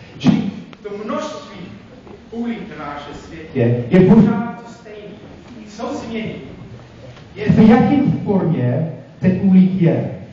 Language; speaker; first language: Czech; non-native, fluent; English